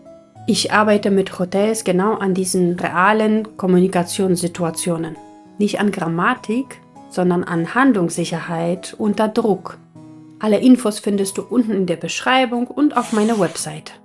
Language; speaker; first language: German; non-native, fluent; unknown